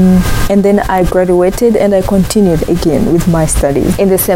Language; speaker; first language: English; non-native, local second language; Ganda